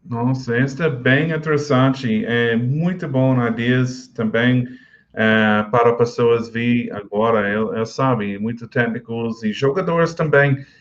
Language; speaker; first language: Portuguese; non-native, learner; English